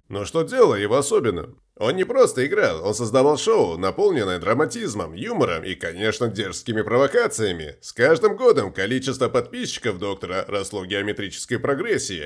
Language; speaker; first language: Russian; native; Russian